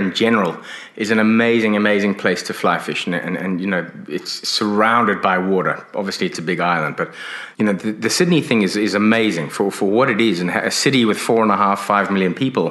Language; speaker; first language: English; native; English